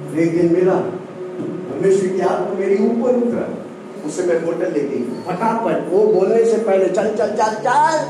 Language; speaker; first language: Hindi; non-native, local second language; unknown